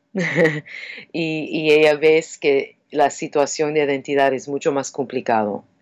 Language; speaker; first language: Spanish; non-native, fluent; English